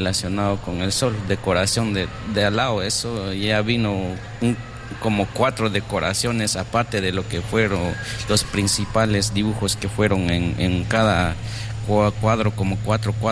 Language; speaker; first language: Spanish; non-native, local second language; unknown